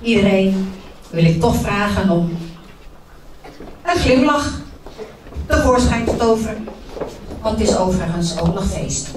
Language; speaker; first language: Dutch; early bilingual, other home language; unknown